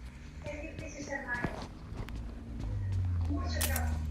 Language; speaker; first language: Spanish; non-native, learner; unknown